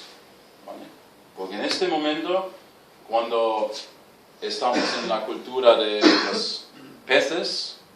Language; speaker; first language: Spanish; non-native, fluent; German